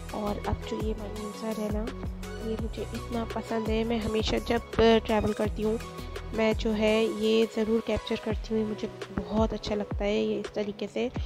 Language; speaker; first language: Urdu; native; Urdu